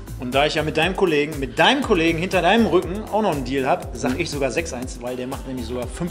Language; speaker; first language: German; native; German